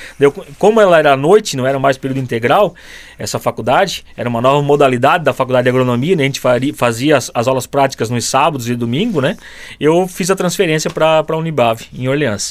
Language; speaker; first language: Portuguese; native; Portuguese